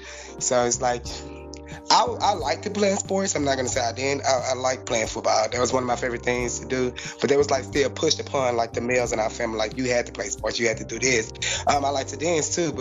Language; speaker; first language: English; native; English